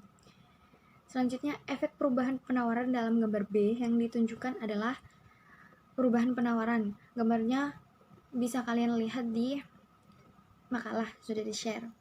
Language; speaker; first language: Indonesian; native; Indonesian